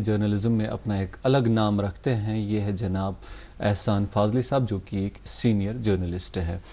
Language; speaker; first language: Urdu; non-native, local second language; Kashmiri